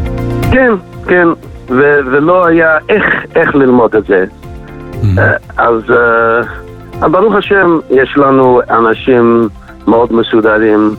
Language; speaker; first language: Hebrew; non-native, fluent; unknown